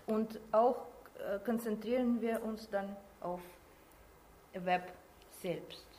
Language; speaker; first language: German; non-native, learner; Russian